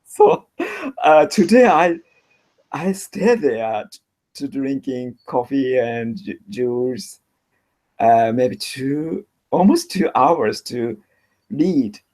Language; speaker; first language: English; non-native, learner; Japanese